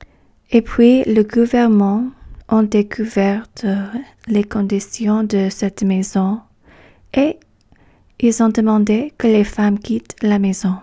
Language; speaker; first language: French; non-native, fluent; English